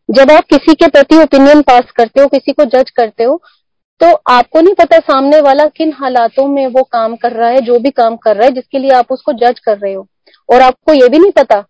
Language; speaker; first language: Hindi; non-native, local second language; Punjabi